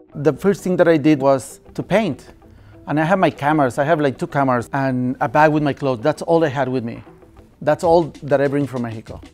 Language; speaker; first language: English; non-native, fluent; Spanish